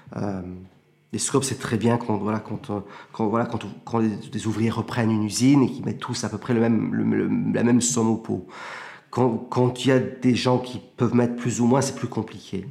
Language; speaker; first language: French; early bilingual, heritage; French